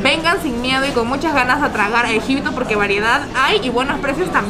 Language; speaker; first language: Spanish; native; Spanish